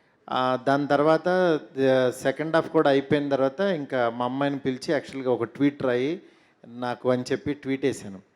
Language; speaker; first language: Telugu; native; Telugu